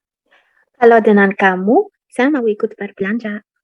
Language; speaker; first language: Indonesian; non-native, learner; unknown